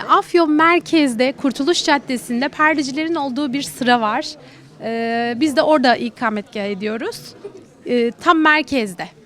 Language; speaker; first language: Turkish; native; Turkish